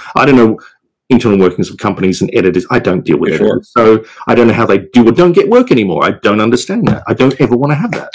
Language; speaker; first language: English; native; English